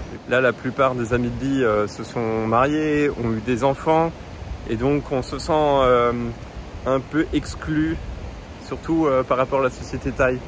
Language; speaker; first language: French; native; French